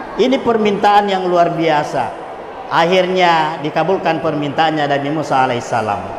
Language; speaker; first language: Indonesian; non-native, local second language; Buginese